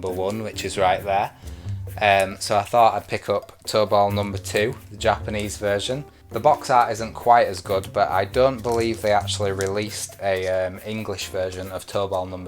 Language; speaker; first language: English; native; English